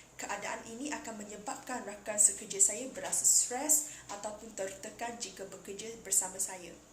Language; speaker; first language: Malay; non-native, local second language; Chinese